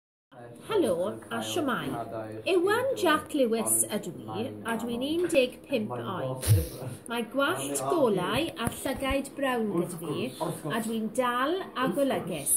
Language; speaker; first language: Welsh; non-native, local second language; English